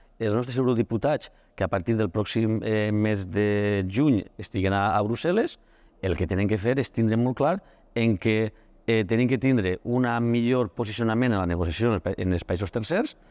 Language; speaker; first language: Catalan; native; Catalan